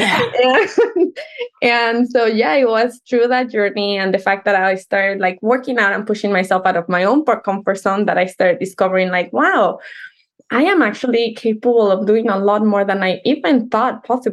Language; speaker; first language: English; non-native, fluent; Spanish